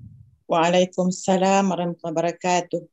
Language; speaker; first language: Arabic; non-native, learner; Malay